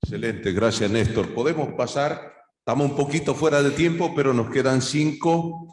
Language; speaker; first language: Spanish; native; Spanish